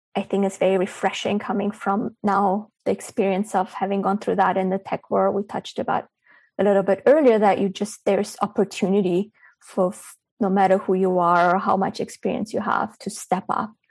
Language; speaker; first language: English; early bilingual, other home language; Bulgarian